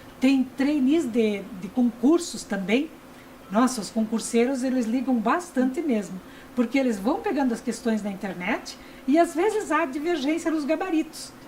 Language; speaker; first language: Portuguese; early bilingual, other home language; Ukrainian